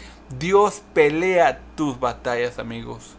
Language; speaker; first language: Spanish; early bilingual, heritage; Spanish